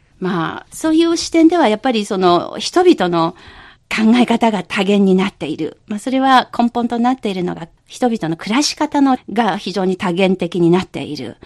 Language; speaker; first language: Japanese; non-native, local second language; Chinese